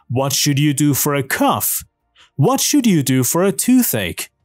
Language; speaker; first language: English; non-native, fluent; Persian